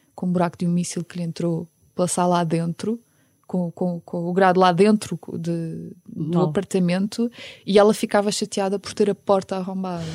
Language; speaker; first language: Portuguese; early bilingual, other home language; Ukrainian